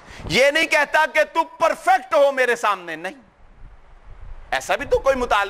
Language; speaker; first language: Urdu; non-native, local second language; Punjabi